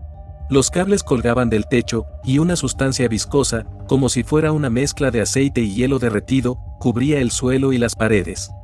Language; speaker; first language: Spanish; native; Spanish